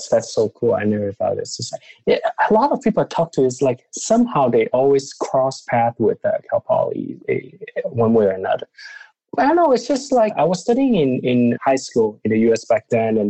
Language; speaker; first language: English; non-native, local second language; Cantonese